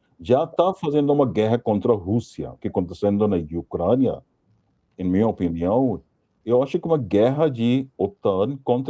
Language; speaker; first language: Portuguese; non-native, fluent; Hindi